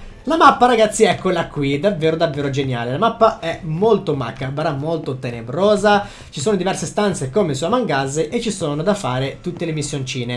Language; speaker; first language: Italian; native; Italian